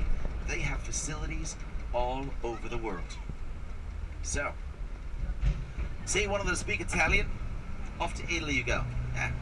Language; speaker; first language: English; native; English